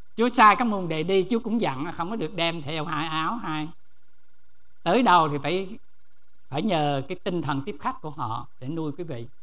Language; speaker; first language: Vietnamese; native; Vietnamese